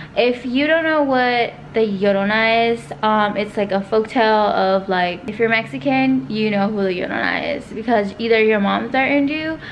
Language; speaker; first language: English; early bilingual, other home language; Spanish